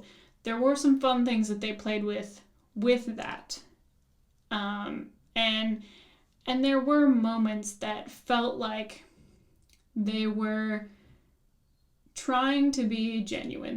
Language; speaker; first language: English; native; English